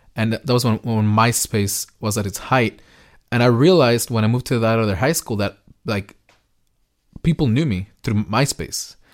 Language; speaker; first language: English; early bilingual, other home language; Spanish